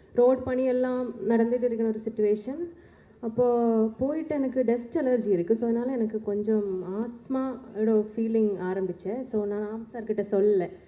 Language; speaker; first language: Tamil; non-native, learner; Malayalam